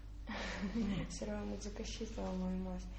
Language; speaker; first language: Japanese; non-native, learner; Russian